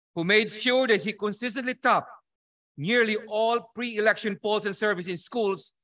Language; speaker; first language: English; non-native, local second language; Filipino